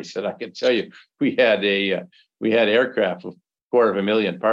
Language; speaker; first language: English; native; English